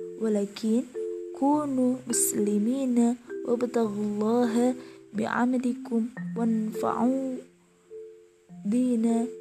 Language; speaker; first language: Arabic; non-native, learner; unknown